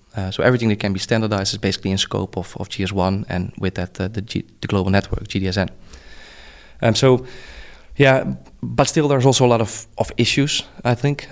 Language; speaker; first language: English; non-native, fluent; Dutch